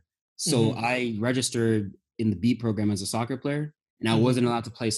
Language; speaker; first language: English; native; English